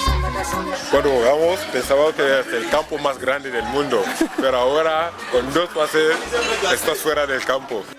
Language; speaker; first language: Spanish; non-native, fluent; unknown